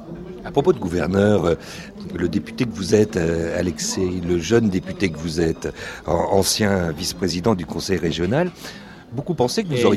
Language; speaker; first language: French; native; French